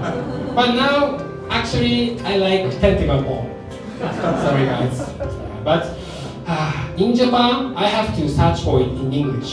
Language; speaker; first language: English; non-native, fluent; Japanese